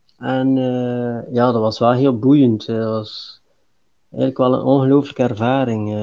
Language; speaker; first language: Dutch; native; Dutch